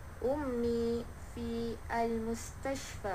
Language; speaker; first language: Arabic; non-native, learner; Malay